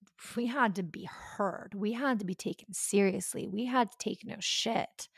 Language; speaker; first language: English; native; English